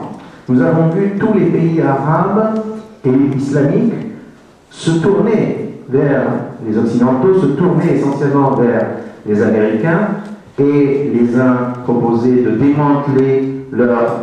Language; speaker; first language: French; native; French